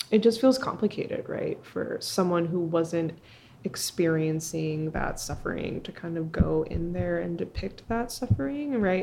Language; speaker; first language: English; early bilingual, other home language; Spanish